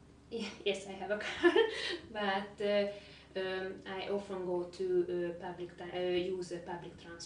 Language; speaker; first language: English; non-native, learner; Hungarian